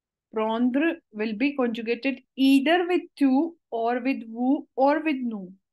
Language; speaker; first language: English; non-native, local second language; Hindi